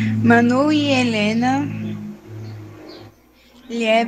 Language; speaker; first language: Spanish; non-native, learner; Portuguese